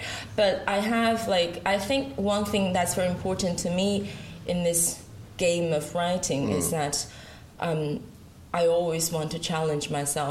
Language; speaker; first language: English; non-native, fluent; Chinese